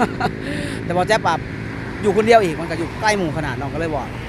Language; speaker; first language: Thai; non-native, local second language; Northeastern Thai